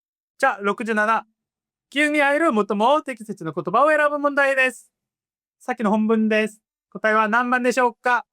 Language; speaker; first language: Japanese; non-native, fluent; Korean